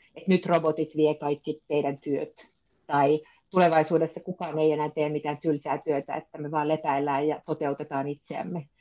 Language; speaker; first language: Finnish; native; Finnish